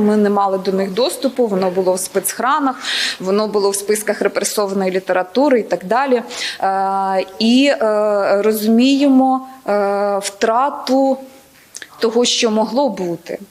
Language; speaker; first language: Ukrainian; native; Ukrainian